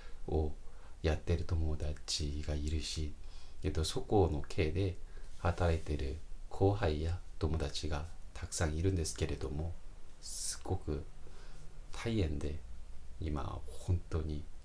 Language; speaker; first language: Japanese; non-native, fluent; Korean